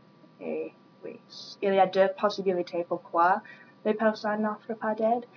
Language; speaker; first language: French; non-native, learner; English